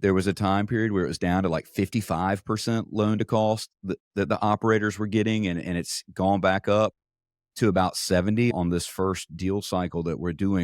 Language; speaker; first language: English; native; English